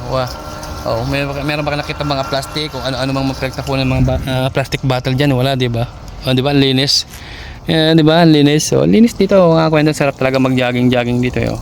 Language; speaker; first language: Filipino; native; Filipino